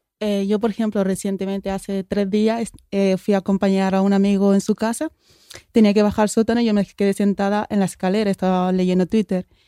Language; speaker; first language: Spanish; early bilingual, other home language; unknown